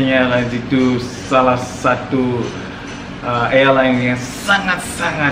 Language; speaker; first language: Indonesian; non-native, fluent; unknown